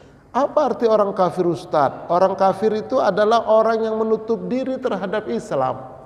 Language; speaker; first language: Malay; non-native, local second language; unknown